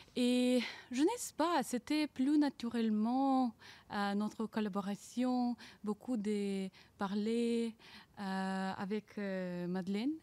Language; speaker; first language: French; non-native, learner; Ukrainian